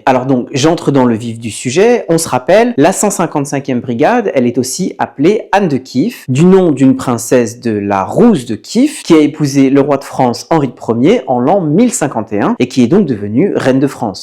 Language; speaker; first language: French; native; French